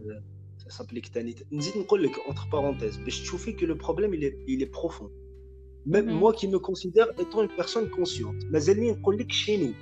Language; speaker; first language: French; non-native, local second language; Kabyle